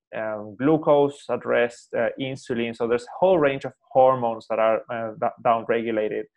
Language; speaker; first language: English; non-native, fluent; Spanish